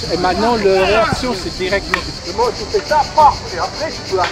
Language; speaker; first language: French; non-native, fluent; English